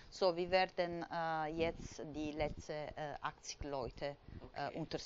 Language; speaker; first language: German; non-native, fluent; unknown